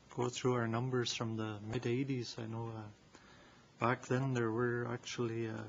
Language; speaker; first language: English; native; English